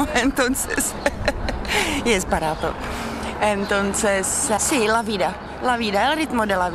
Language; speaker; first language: Spanish; non-native, learner; Czech